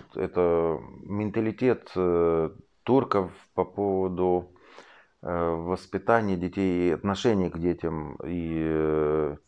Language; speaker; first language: Russian; non-native, fluent; Arabic